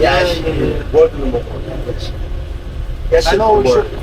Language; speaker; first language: English; non-native, learner; Korean